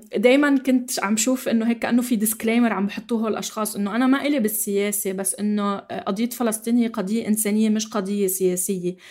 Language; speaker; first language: Arabic; native; Arabic